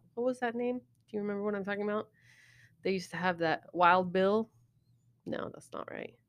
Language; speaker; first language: English; native; English